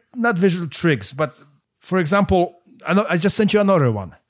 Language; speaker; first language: English; non-native, fluent; Polish